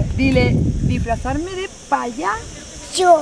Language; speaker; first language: Spanish; native; Spanish